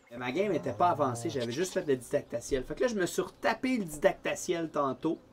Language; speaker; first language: French; native; French